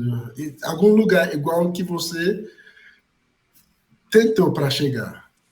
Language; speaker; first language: Portuguese; non-native, fluent; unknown